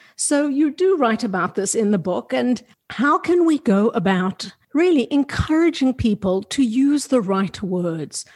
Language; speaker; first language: English; native; English